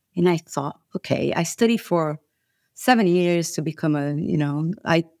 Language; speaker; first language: English; non-native, fluent; Portuguese